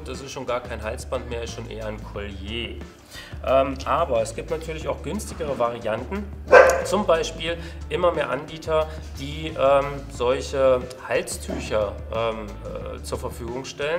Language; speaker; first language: German; native; German